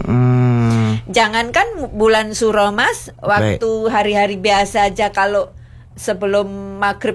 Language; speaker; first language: Indonesian; native; Indonesian